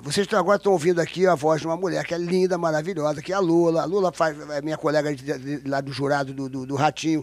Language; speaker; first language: Portuguese; native; Portuguese